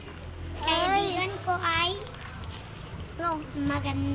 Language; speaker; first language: Filipino; non-native, local second language; Cebuano